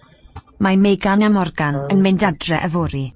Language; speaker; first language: Welsh; non-native, learner; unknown